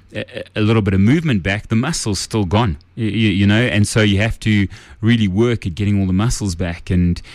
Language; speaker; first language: English; native; English